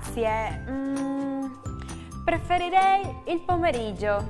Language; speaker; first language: Italian; non-native, learner; Spanish